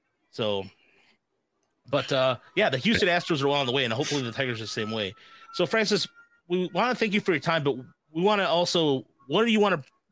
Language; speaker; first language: English; native; English